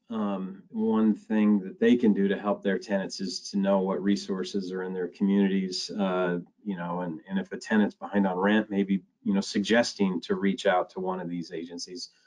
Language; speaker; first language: English; native; English